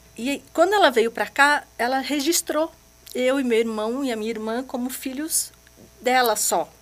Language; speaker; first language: Portuguese; early bilingual, other home language; Arabic